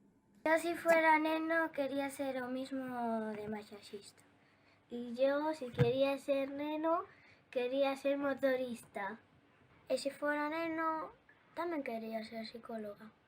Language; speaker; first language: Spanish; non-native, local second language; Galician